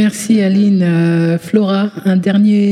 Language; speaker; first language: French; native; French